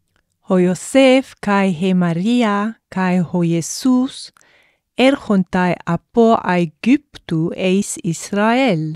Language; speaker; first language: Greek; non-native, fluent; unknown